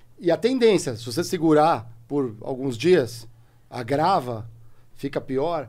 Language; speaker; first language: Portuguese; native; Portuguese